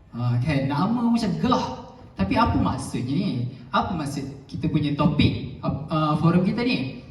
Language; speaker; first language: Malay; native; Malay